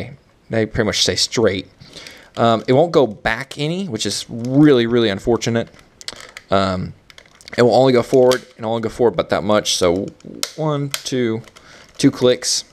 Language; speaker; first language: English; native; English